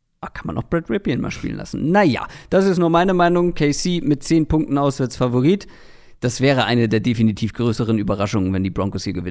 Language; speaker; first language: German; native; German